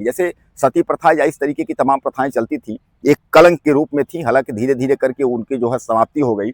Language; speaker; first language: Hindi; native; Hindi